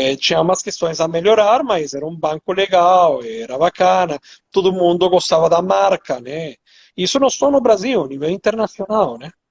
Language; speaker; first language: Portuguese; non-native, fluent; Spanish